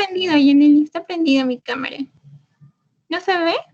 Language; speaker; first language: Spanish; native; Spanish